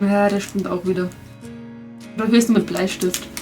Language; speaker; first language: German; native; German